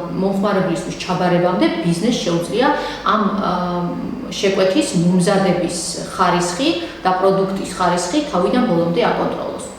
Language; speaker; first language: Georgian; native; Georgian